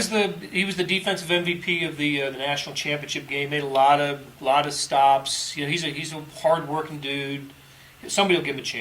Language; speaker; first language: English; native; English